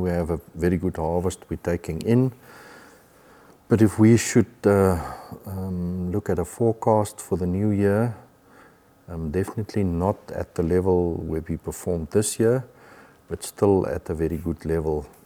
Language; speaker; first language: English; non-native, local second language; Afrikaans